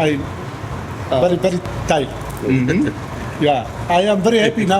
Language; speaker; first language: English; non-native, learner; Arabic